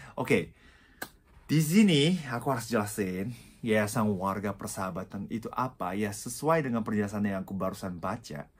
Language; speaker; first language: Indonesian; non-native, fluent; Japanese